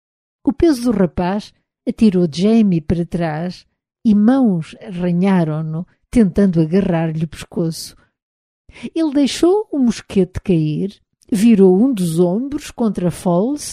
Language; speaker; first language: Portuguese; native; Portuguese